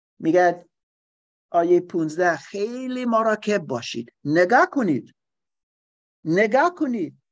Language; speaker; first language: Persian; non-native, learner; German